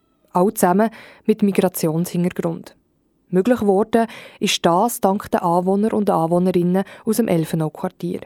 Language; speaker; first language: German; native; German